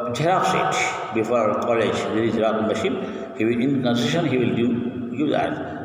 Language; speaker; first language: English; non-native, local second language; Urdu